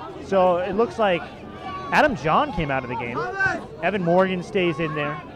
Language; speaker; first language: English; native; English